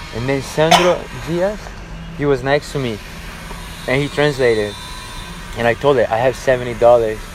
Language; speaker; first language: English; non-native, fluent; Portuguese